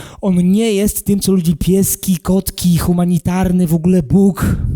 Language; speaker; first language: Polish; native; Polish